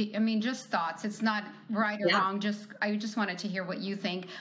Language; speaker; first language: English; non-native, fluent; Ukrainian